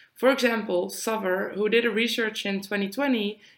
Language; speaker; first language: English; non-native, fluent; Dutch